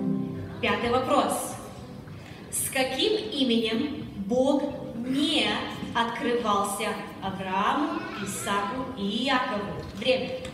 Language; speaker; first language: Russian; early bilingual, heritage; Russian